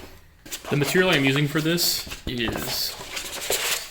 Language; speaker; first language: English; native; English